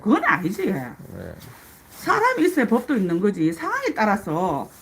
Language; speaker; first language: Korean; native; Korean